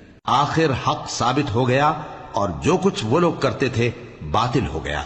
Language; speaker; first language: Urdu; native; Urdu